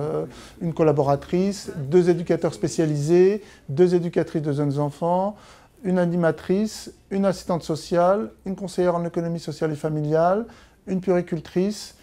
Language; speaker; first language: French; native; French